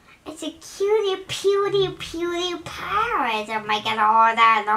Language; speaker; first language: English; native; English